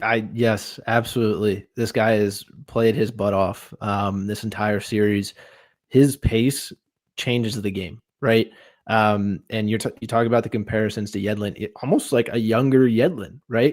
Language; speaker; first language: English; native; English